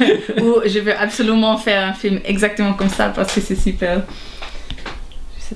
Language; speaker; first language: French; non-native, local second language; German